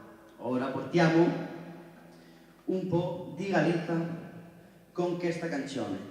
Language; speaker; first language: Italian; non-native, learner; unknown